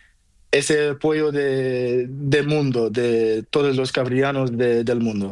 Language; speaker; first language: Spanish; non-native, learner; Portuguese